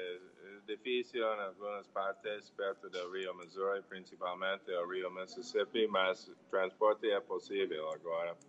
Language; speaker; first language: Portuguese; non-native, learner; English